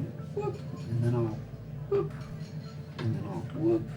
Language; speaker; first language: English; native; English